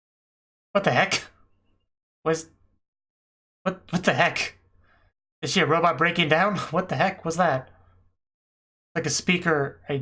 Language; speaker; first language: English; native; English